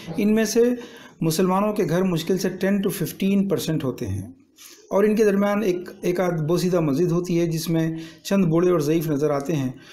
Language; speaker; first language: Urdu; native; Urdu